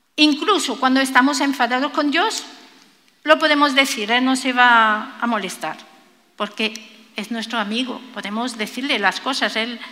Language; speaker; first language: Spanish; non-native, fluent; French